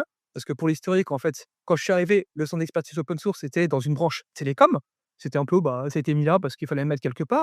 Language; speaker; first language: French; native; French